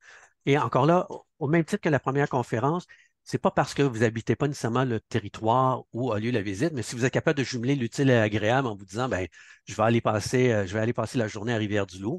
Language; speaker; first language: French; native; French